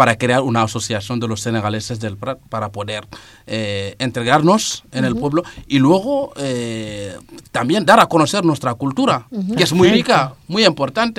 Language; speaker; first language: Spanish; non-native, fluent; Serer